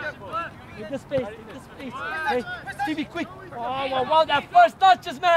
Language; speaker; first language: English; native; English